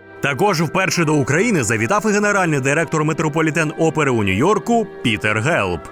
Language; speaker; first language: Ukrainian; native; Ukrainian